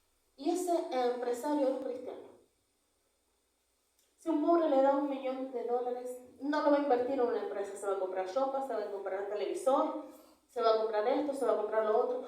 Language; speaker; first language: Spanish; native; Spanish